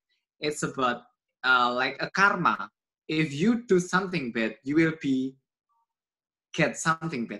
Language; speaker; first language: English; non-native, learner; Indonesian